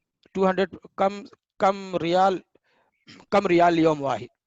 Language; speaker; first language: Arabic; non-native, fluent; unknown